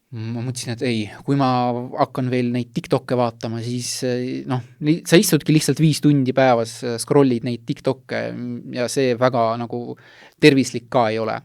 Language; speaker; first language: Estonian; non-native, local second language; Russian